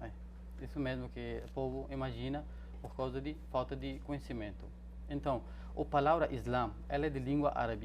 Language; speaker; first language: Portuguese; non-native, fluent; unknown